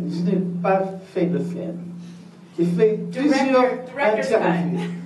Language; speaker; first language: French; non-native, fluent; English